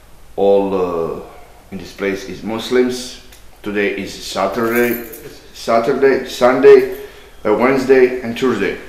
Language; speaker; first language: English; non-native, learner; Bosnian